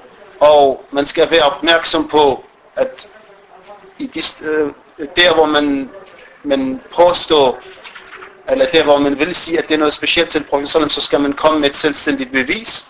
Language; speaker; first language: Danish; early bilingual, other home language; Arabic